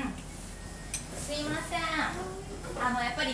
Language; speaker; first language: Japanese; native; Japanese